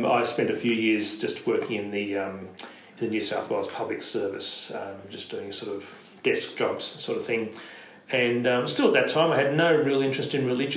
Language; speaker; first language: English; native; English